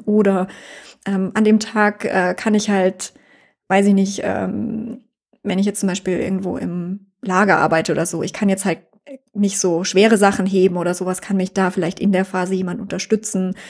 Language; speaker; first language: German; native; German